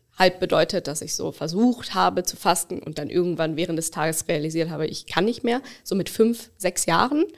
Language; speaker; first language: German; early bilingual, other home language; Bangla